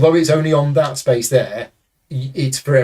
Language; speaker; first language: English; native; English